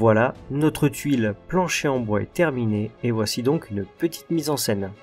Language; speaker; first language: French; native; French